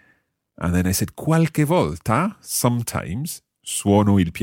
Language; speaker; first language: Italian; non-native, learner; English